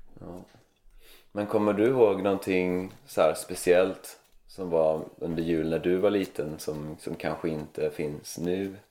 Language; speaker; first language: Swedish; native; Swedish